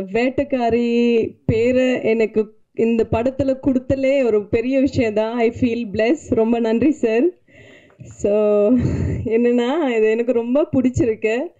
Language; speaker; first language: Tamil; non-native, learner; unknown